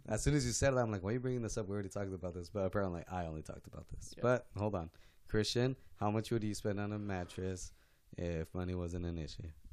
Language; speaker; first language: English; native; English